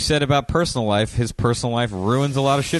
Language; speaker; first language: English; native; English